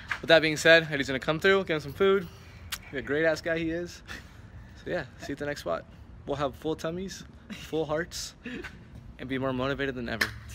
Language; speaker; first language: English; native; English